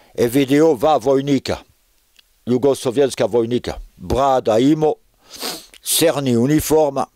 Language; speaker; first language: Serbian; non-native, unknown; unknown